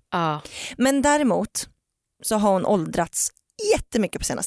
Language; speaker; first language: Swedish; native; Swedish